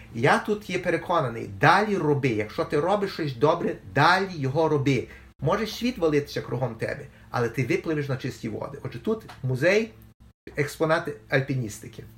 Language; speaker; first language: Ukrainian; early bilingual, heritage; Ukrainian